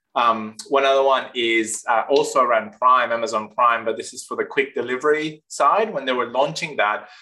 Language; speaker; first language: English; non-native, fluent; Spanish